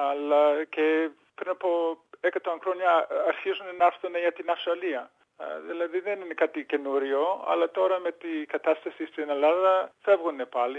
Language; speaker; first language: Greek; early bilingual, heritage; English